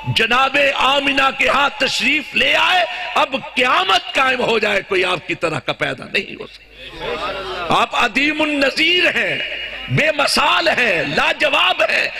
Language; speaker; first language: Urdu; non-native, local second language; Punjabi